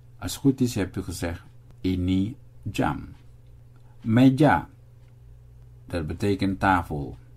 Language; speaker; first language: Dutch; non-native, fluent; Indonesian